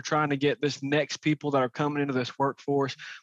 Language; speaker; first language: English; native; English